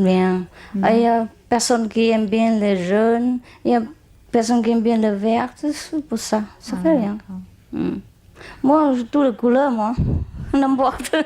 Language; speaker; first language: French; non-native, learner; Chinese